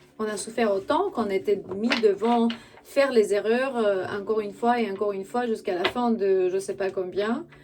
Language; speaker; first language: French; non-native, fluent; Romanian